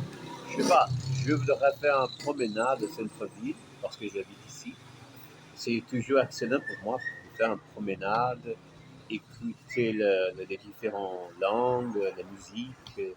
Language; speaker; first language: French; non-native, fluent; Portuguese